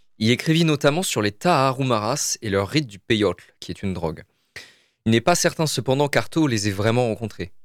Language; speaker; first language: French; native; French